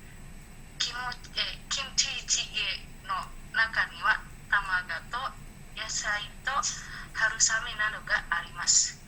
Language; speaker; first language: Japanese; non-native, learner; Indonesian